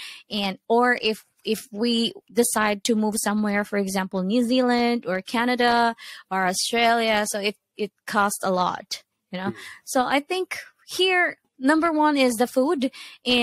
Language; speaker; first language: English; non-native, local second language; Cebuano